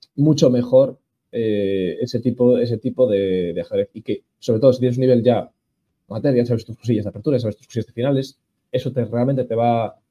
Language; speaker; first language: Spanish; native; Spanish